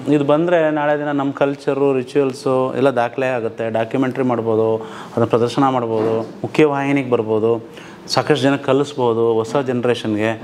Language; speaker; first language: Kannada; non-native, local second language; Lambadi